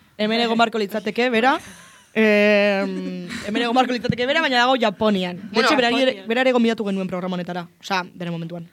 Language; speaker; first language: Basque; non-native, local second language; Spanish